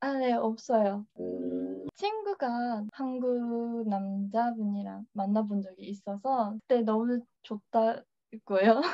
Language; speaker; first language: Korean; non-native, learner; Japanese